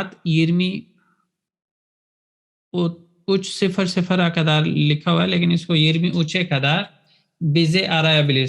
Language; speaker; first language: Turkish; non-native, fluent; Urdu